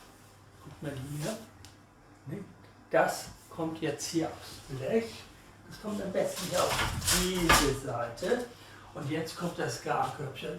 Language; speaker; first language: German; native; German